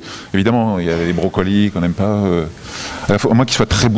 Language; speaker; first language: French; native; French